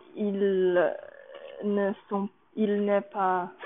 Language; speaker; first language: French; non-native, learner; English